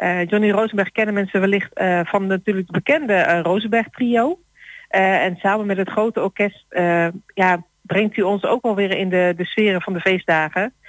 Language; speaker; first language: Dutch; native; Dutch